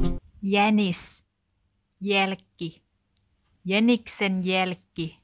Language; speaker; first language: Finnish; non-native, learner; Thai